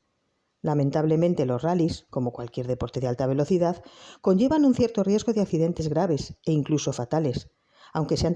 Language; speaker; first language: Spanish; native; Spanish